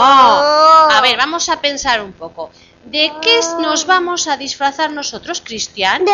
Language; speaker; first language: Spanish; native; Spanish